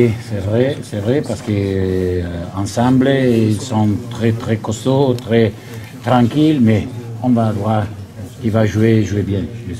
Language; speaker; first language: French; non-native, learner; Italian